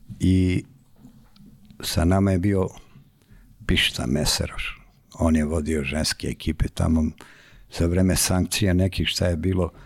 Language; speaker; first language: Serbian; native; Serbian